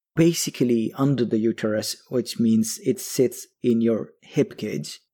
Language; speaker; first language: English; non-native, local second language; Bangla